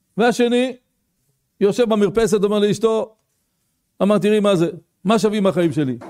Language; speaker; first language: Hebrew; native; Hebrew